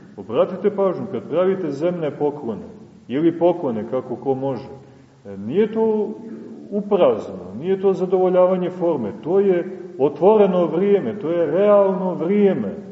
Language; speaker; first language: Serbian; native; Serbian